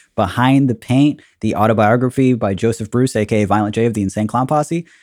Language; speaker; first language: English; native; English